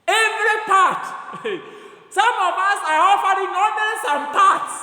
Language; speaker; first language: English; non-native, local second language; Swahili